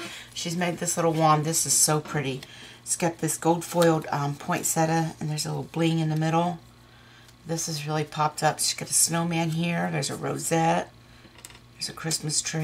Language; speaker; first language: English; native; English